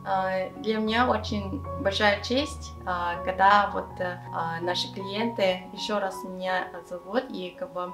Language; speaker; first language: Russian; non-native, fluent; Korean